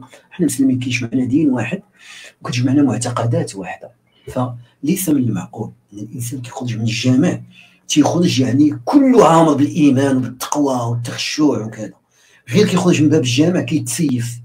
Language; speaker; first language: Arabic; native; Arabic